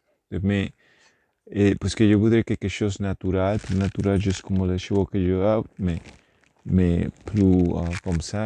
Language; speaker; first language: French; non-native, learner; Spanish